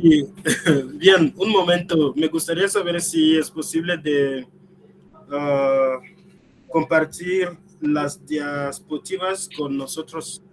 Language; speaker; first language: Spanish; non-native, learner; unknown